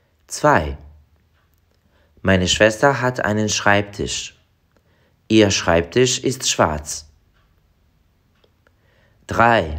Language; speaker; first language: German; non-native, fluent; Serbian